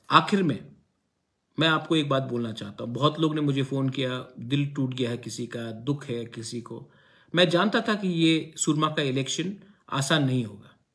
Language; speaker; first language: Hindi; non-native, local second language; Kok Borok